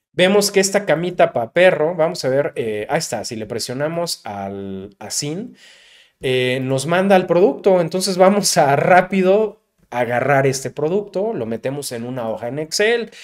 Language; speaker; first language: Spanish; native; Spanish